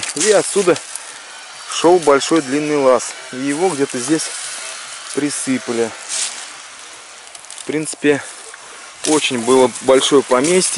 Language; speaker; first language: Russian; native; Russian